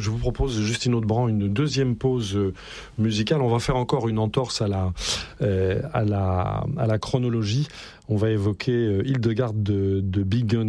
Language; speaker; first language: French; native; French